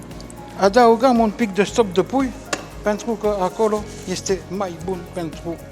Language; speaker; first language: Romanian; non-native, fluent; French